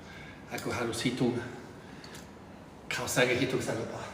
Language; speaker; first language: Indonesian; non-native, fluent; English